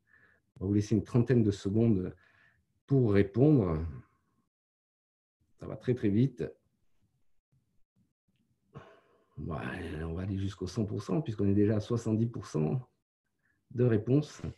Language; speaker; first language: French; native; French